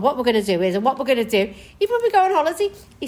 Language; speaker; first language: English; native; English